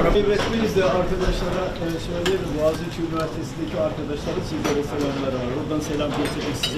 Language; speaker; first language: Turkish; native; Turkish